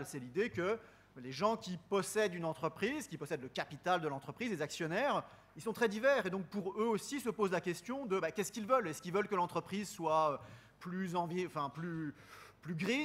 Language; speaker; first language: French; native; French